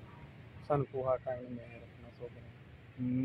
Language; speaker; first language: Filipino; non-native, learner; Punjabi